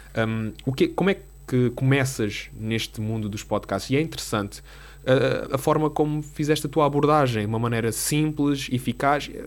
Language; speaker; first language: Portuguese; native; Portuguese